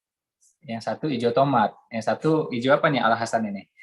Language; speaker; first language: Indonesian; native; Indonesian